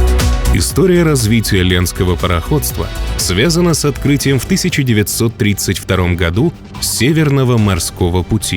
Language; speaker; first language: Russian; native; Russian